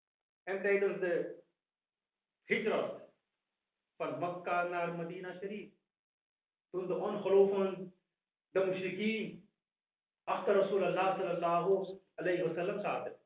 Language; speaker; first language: Dutch; non-native, fluent; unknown